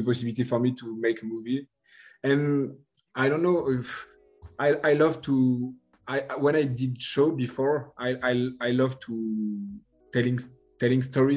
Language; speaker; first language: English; non-native, learner; French